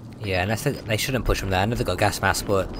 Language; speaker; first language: English; native; English